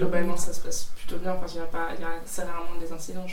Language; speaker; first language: French; native; French